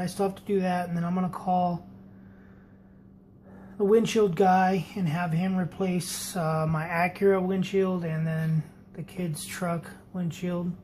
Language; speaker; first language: English; native; English